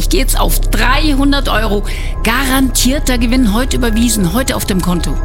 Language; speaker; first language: German; native; German